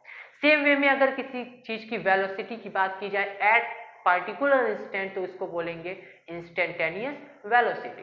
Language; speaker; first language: Hindi; native; Hindi